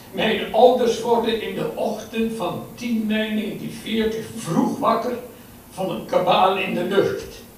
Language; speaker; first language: Dutch; native; Dutch